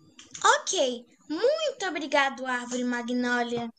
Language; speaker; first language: Portuguese; non-native, learner; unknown